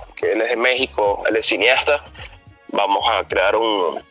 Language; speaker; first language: Spanish; native; Spanish